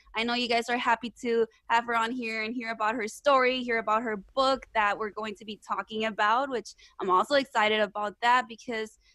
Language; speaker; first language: English; early bilingual, other home language; Spanish